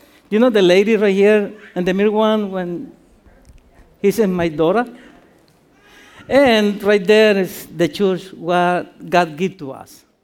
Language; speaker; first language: English; non-native, learner; Spanish